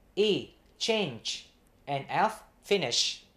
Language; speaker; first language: English; non-native, fluent; Vietnamese